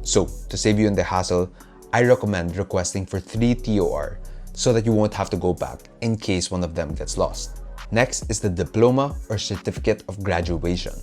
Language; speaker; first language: English; non-native, local second language; Filipino